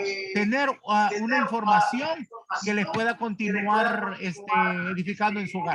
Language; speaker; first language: Spanish; native; Spanish